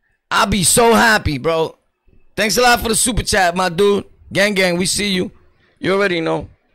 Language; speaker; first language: English; early bilingual, other home language; Spanish